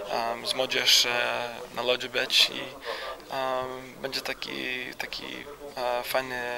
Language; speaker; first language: Polish; early bilingual, heritage; Polish